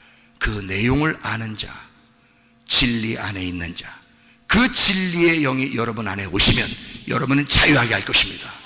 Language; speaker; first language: Korean; native; Korean